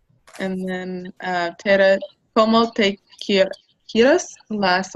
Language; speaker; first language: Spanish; non-native, learner; English